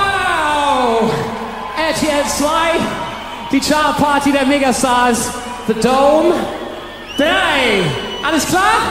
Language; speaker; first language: German; native; German